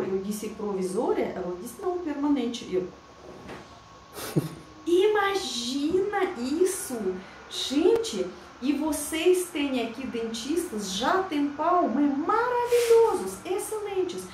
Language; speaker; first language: Portuguese; non-native, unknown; Russian